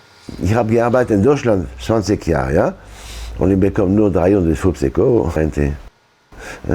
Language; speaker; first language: German; non-native, learner; French